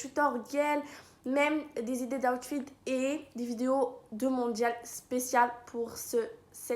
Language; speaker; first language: French; non-native, local second language; Arabic